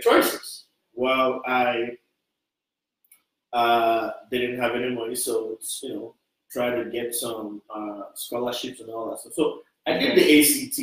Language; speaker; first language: English; non-native, local second language; Igbo